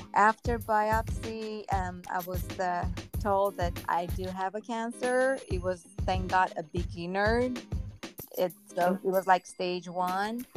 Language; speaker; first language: English; early bilingual, other home language; Armenian